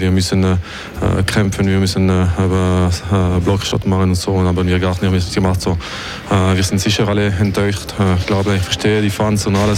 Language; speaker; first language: German; non-native, local second language; French